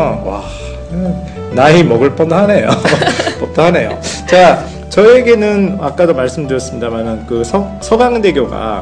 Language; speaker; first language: Korean; non-native, fluent; Japanese